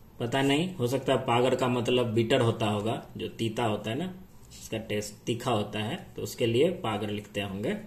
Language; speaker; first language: Hindi; native; Hindi